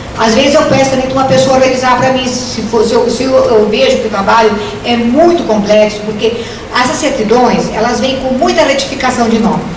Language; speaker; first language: Portuguese; native; Portuguese